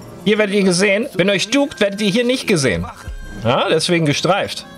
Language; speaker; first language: German; native; German